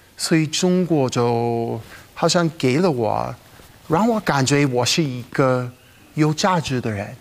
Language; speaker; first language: Chinese; non-native, fluent; English